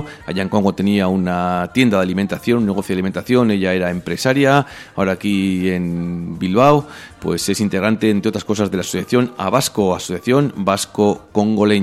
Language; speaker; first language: Spanish; native; Spanish